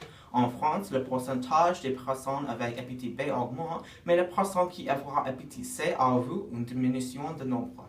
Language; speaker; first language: French; non-native, learner; English